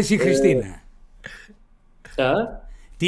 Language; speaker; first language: Greek; native; Greek